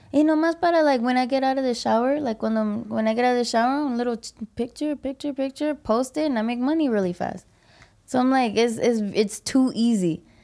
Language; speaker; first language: English; early bilingual, other home language; Spanish